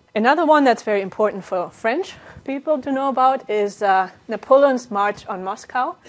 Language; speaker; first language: English; non-native, fluent; German